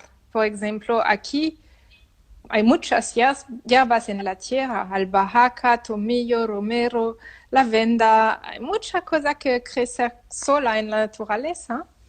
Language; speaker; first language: Spanish; non-native, learner; French